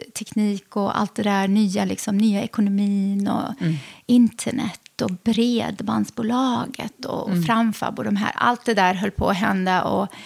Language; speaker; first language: Swedish; early bilingual, other home language; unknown